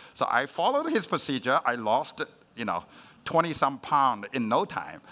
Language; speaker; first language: English; non-native, fluent; Chinese